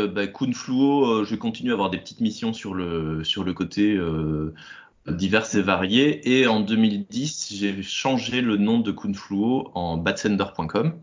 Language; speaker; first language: French; native; French